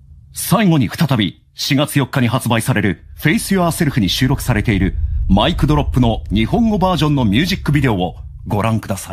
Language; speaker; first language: Japanese; native; Japanese